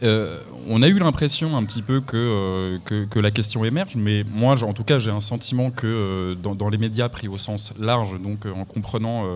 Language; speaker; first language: French; native; French